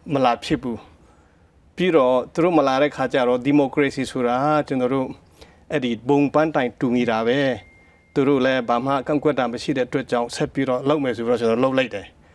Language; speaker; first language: Burmese; non-native, local second language; Hakha Chin